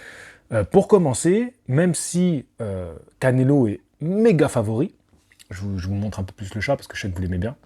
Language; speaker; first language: French; native; French